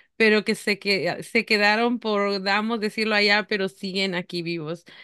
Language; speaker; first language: Spanish; native; Spanish